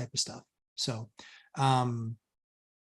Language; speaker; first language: English; native; English